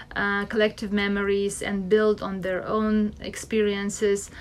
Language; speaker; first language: English; non-native, fluent; Russian